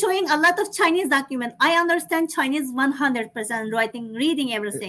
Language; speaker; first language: English; non-native, learner; Chinese